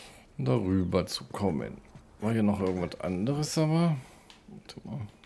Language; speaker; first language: German; native; German